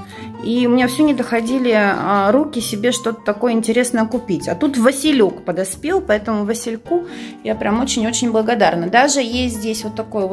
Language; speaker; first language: Russian; native; Russian